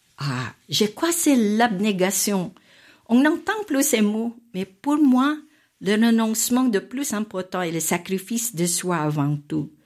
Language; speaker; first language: French; non-native, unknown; Filipino